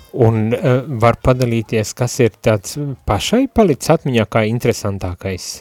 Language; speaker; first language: Latvian; native; Latvian